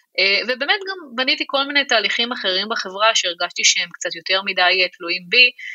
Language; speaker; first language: Hebrew; native; Hebrew